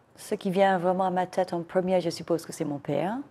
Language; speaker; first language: French; non-native, fluent; English